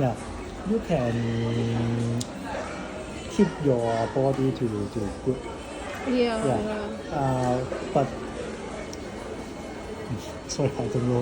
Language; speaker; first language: English; non-native, learner; Cantonese